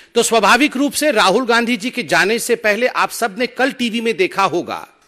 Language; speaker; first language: Hindi; non-native, local second language; Odia